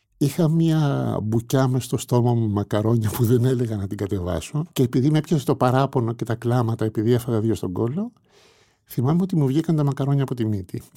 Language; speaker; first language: Greek; native; Greek